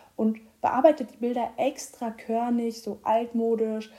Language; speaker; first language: German; native; German